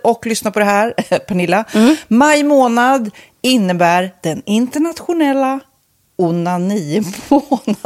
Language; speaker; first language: Swedish; native; Swedish